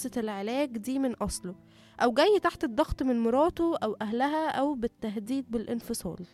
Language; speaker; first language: Arabic; native; Arabic